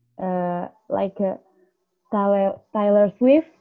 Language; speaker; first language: English; non-native, learner; Indonesian